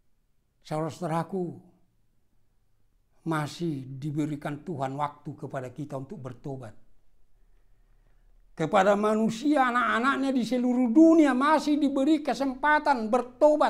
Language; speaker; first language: Indonesian; non-native, local second language; Batak Toba